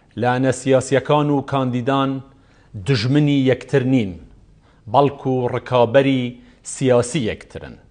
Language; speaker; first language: Central Kurdish; non-native, local second language; Kurdish